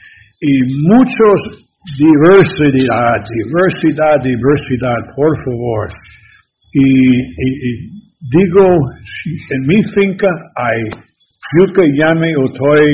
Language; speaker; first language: Spanish; non-native, learner; English